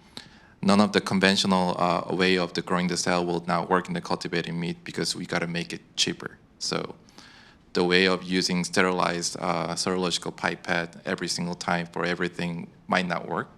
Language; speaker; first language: English; non-native, fluent; Korean